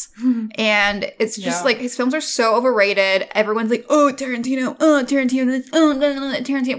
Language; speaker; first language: English; native; English